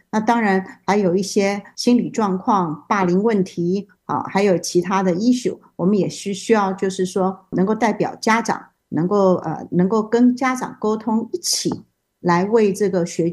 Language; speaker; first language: Chinese; native; Chinese